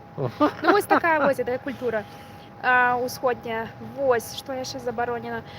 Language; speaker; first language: Belarusian; non-native, local second language; Russian